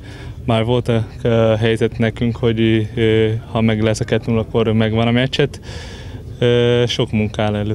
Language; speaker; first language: Hungarian; non-native, fluent; Portuguese